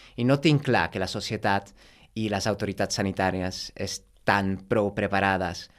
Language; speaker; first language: Catalan; non-native, fluent; Dutch